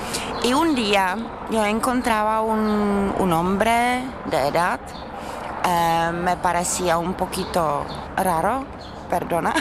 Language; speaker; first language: Spanish; non-native, learner; Czech